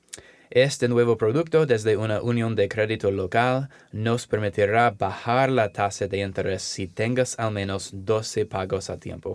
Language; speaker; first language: Spanish; non-native, learner; English